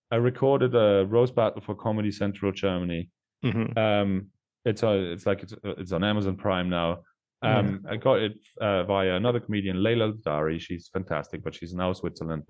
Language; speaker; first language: English; non-native, fluent; German